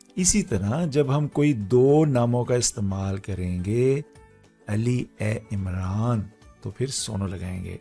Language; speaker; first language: Urdu; non-native, local second language; Punjabi